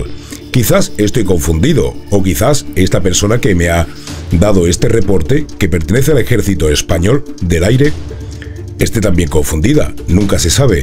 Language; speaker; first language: Spanish; native; Spanish